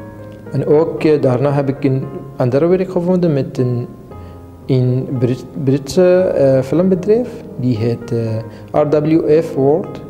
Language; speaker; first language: Dutch; non-native, learner; Kurdish